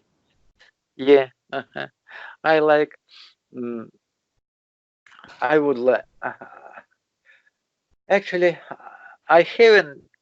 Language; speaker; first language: English; non-native, learner; Russian